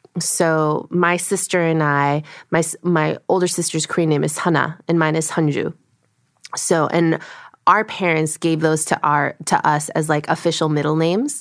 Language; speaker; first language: English; early bilingual, other home language; Korean